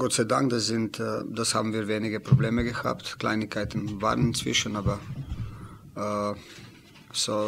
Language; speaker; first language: German; non-native, learner; Slovenian